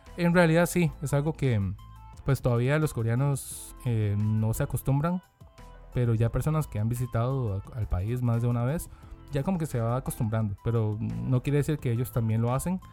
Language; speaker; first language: Spanish; non-native, fluent; Korean